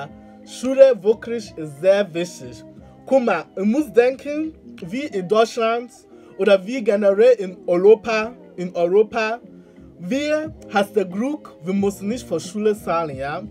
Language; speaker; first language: German; non-native, learner; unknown